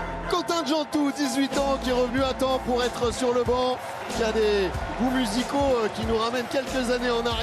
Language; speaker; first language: French; native; French